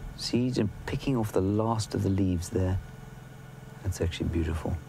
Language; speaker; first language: English; native; English